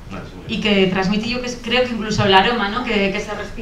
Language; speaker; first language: Spanish; native; Spanish